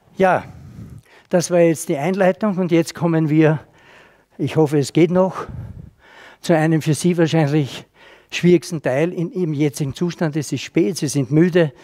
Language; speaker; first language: German; native; German